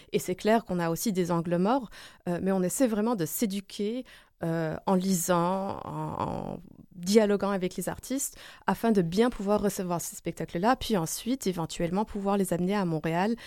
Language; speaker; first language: French; non-native, fluent; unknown